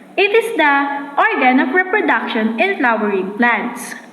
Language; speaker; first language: English; non-native, local second language; Filipino